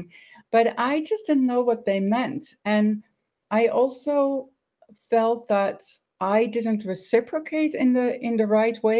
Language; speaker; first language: English; non-native, fluent; Dutch